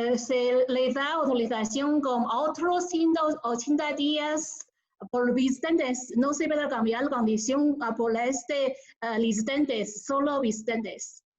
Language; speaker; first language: Spanish; non-native, learner; Chinese